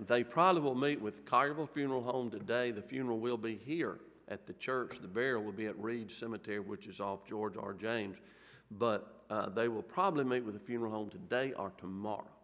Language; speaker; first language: English; native; English